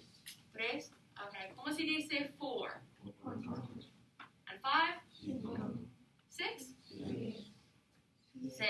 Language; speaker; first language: Spanish; non-native, fluent; English